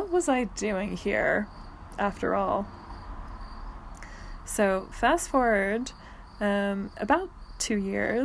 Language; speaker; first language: English; native; English